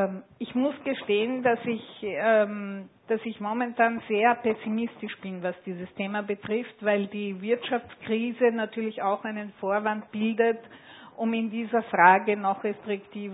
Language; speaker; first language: German; native; German